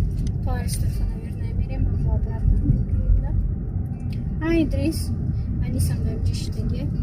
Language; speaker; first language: Russian; non-native, local second language; Tajik